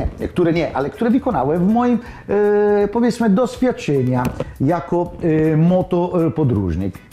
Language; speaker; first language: Polish; non-native, learner; Italian